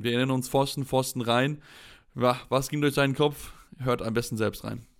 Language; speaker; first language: German; native; German